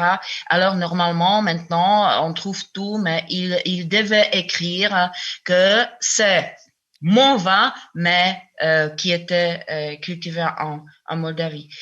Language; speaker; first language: French; non-native, fluent; Czech